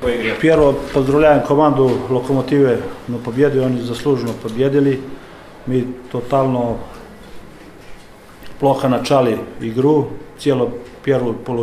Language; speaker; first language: Russian; non-native, learner; Serbian